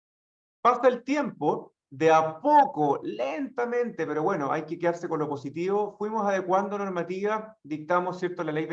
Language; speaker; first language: Spanish; native; Spanish